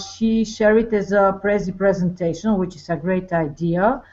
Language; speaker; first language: English; non-native, fluent; Bulgarian